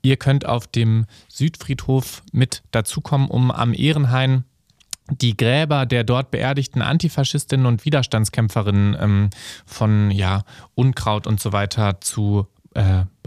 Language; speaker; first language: German; native; German